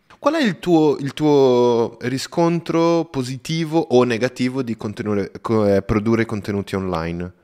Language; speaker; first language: Italian; non-native, fluent; Portuguese